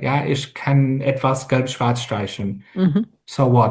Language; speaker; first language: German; non-native, fluent; English